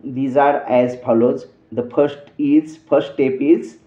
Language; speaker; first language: English; non-native, local second language; Marathi